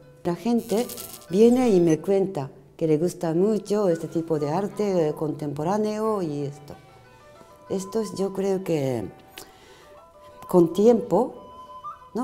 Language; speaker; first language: Spanish; non-native, learner; Japanese